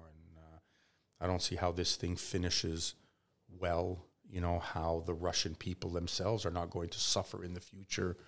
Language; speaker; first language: English; native; English